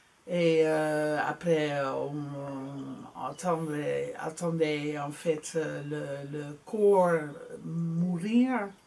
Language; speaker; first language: French; non-native, fluent; Dutch